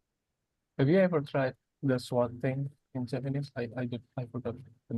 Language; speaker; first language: English; non-native, learner; Indonesian